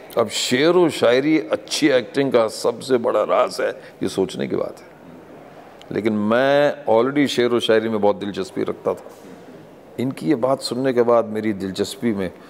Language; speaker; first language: Hindi; non-native, local second language; English